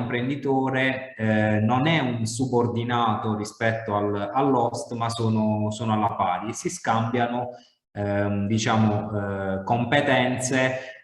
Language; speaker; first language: Italian; native; Italian